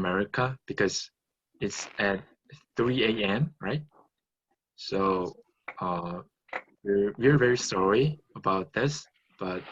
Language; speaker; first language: English; non-native, fluent; Korean